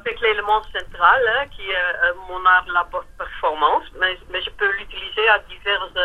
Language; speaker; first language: French; non-native, fluent; Dutch